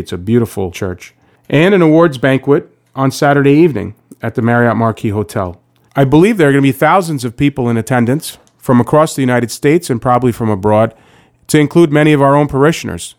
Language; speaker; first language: English; native; English